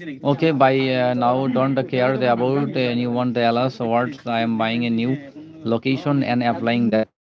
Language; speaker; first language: English; non-native, local second language; Bangla